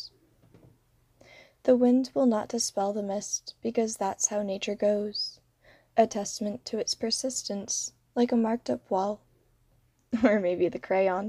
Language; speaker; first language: English; native; English